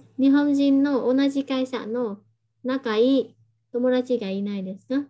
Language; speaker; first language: Japanese; non-native, fluent; Vietnamese